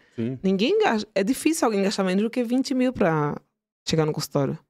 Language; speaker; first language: Portuguese; native; Portuguese